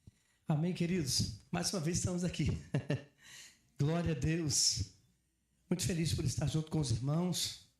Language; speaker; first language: Portuguese; native; Portuguese